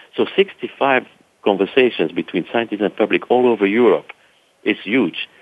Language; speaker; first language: English; non-native, fluent; French